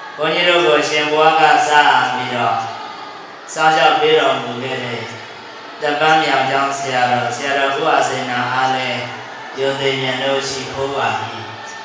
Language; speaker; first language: Burmese; native; Burmese